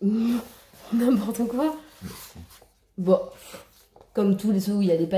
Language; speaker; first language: French; native; French